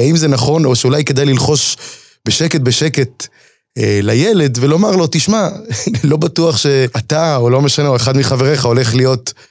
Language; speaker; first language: Hebrew; native; Hebrew